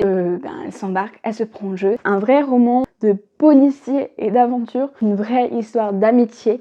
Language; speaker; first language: French; native; French